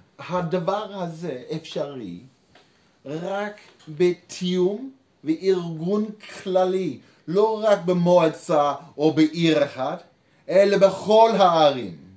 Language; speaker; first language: Hebrew; non-native, fluent; English